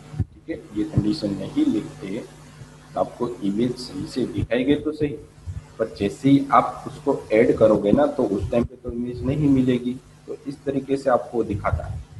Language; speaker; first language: Hindi; non-native, local second language; Gujarati